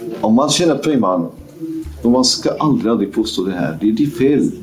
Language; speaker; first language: Swedish; non-native, fluent; Kurdish